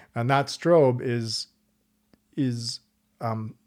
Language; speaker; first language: English; native; English